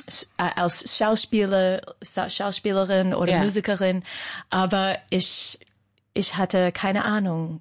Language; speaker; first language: German; non-native, fluent; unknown